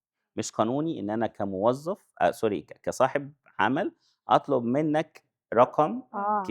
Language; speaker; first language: Arabic; native; Arabic